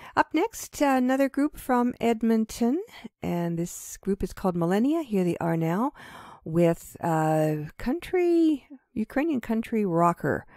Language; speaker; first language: English; early bilingual, other home language; Ukrainian